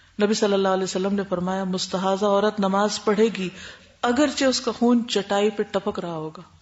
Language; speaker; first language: Urdu; native; Urdu